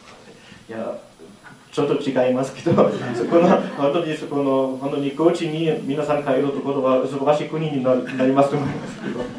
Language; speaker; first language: Japanese; non-native, learner; German